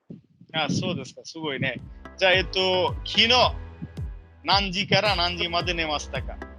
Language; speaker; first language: Japanese; non-native, fluent; Bangla